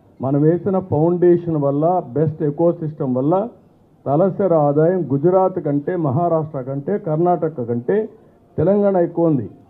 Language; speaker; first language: Telugu; native; Telugu